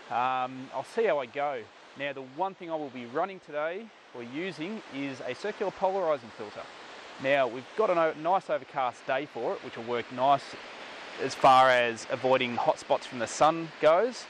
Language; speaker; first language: English; native; English